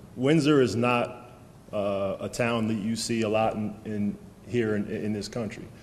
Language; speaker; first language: English; native; English